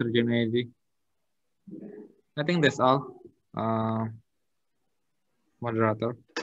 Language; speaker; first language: English; non-native, learner; Indonesian